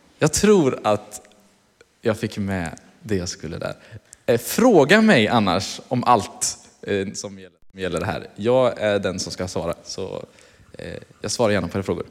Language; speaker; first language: Swedish; native; Swedish